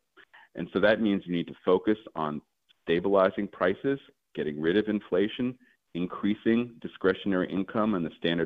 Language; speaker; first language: English; native; English